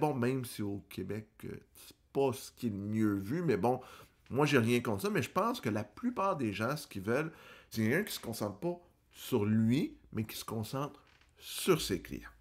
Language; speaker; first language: French; native; French